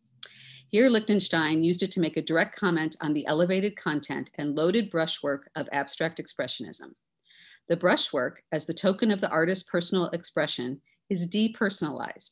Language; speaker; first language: English; native; English